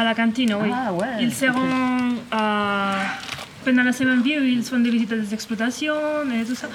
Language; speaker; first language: French; non-native, learner; Catalan